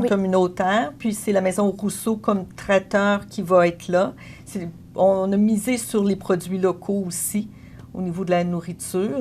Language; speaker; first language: French; native; French